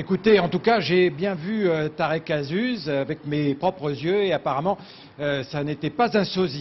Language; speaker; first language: French; native; French